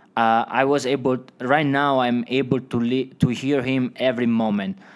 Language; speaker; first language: English; non-native, fluent; Italian